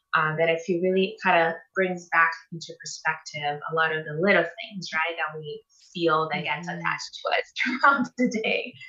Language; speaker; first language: English; non-native, fluent; Portuguese